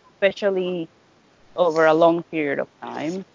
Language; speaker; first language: English; non-native, fluent; Spanish